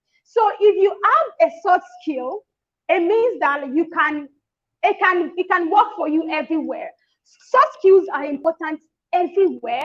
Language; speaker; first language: English; non-native, local second language; Yoruba